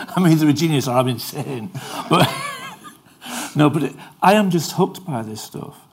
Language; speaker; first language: English; native; English